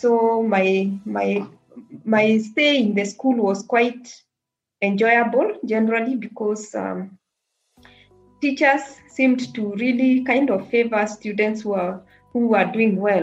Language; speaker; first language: English; non-native, local second language; Kikuyu